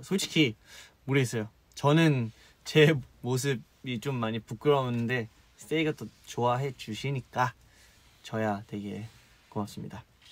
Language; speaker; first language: Korean; early bilingual, heritage; Korean